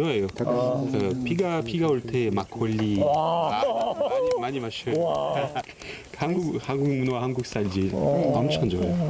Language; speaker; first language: Korean; non-native, learner; French